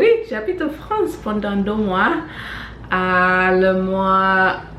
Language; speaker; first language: French; non-native, learner; English